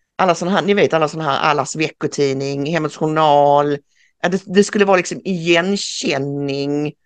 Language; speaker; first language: Swedish; native; Swedish